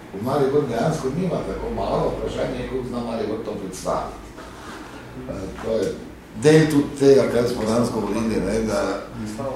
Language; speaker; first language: Slovenian; native; Slovenian